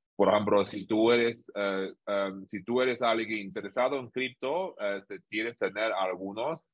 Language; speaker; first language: Spanish; non-native, fluent; Chinese